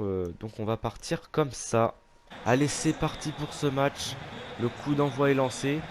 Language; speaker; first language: French; native; French